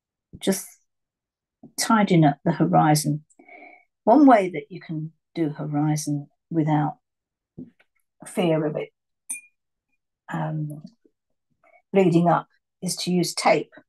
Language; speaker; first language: English; native; English